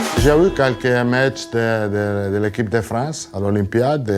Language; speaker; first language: French; non-native, learner; Italian